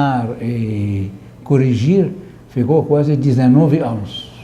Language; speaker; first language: Portuguese; non-native, fluent; Arabic